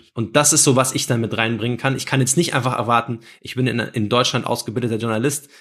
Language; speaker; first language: German; native; German